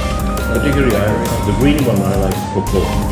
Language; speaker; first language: English; non-native, fluent; Khmer